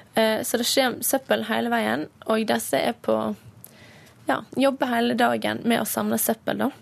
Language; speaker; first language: Norwegian; native; Norwegian